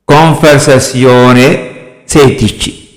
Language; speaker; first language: Italian; non-native, fluent; Somali